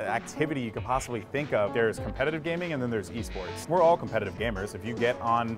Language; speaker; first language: English; native; English